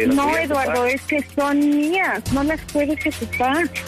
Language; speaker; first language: Spanish; native; Spanish